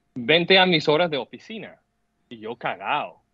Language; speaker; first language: Spanish; non-native, fluent; English